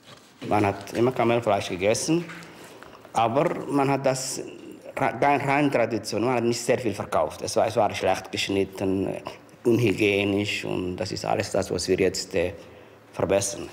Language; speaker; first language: German; non-native, fluent; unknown